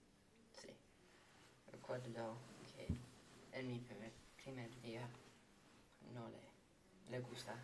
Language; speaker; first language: Spanish; non-native, learner; English